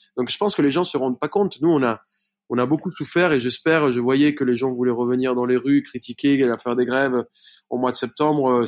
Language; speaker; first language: French; non-native, fluent; Spanish